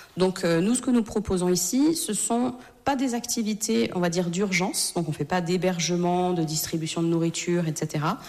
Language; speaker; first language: French; native; French